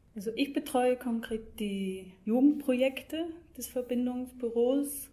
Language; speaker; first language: German; non-native, fluent; English